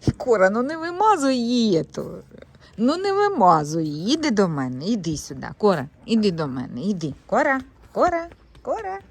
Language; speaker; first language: Ukrainian; native; Ukrainian